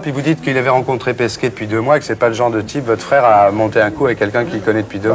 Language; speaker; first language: French; native; French